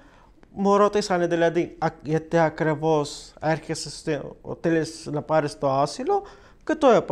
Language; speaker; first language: Greek; non-native, learner; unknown